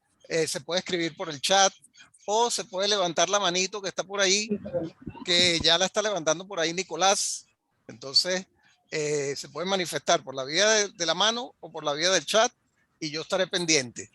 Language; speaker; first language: Spanish; native; Spanish